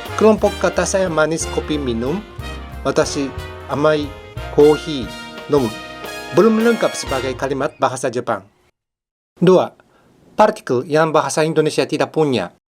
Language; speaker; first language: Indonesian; non-native, fluent; Japanese